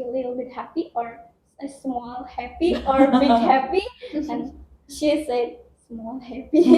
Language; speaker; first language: English; non-native, learner; Indonesian